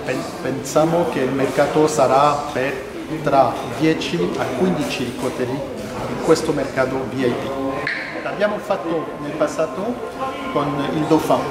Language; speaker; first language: Italian; non-native, fluent; French